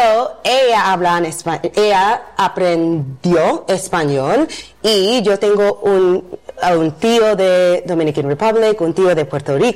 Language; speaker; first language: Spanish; non-native, learner; English